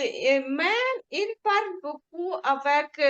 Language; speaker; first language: French; non-native, learner; Ukrainian